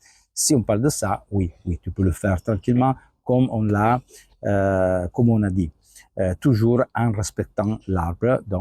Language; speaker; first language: French; non-native, fluent; Italian